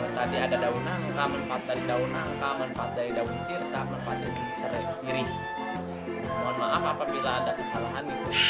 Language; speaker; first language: Indonesian; non-native, local second language; Sundanese